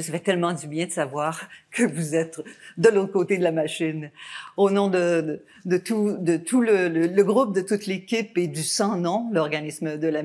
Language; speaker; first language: French; native; French